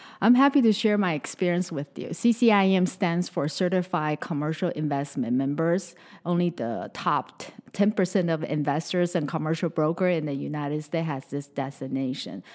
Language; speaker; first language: English; non-native, fluent; Chinese